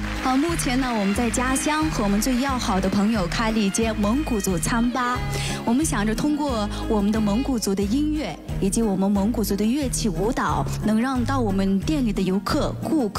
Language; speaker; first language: Chinese; non-native, local second language; Mongolian